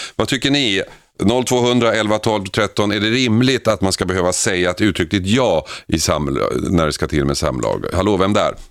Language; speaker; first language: Swedish; native; Swedish